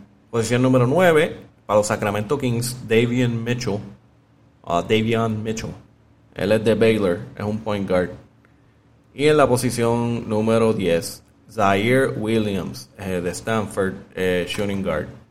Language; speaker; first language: Spanish; native; Spanish